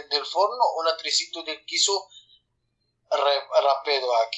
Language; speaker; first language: Spanish; non-native, learner; Arabic